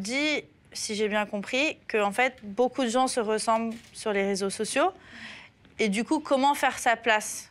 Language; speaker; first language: French; native; French